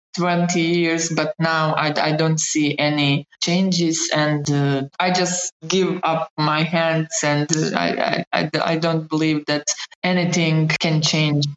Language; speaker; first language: English; non-native, fluent; Bosnian